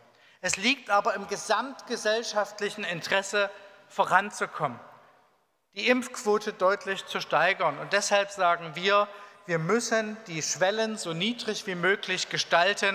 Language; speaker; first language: German; native; German